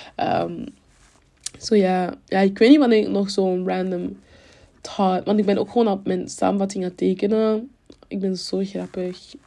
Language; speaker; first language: Dutch; early bilingual, other home language; French